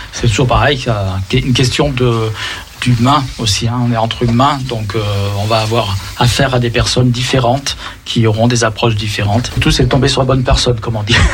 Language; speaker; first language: French; native; French